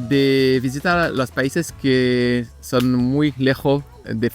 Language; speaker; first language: Spanish; non-native, learner; French